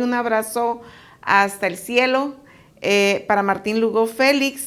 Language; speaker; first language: Spanish; native; Spanish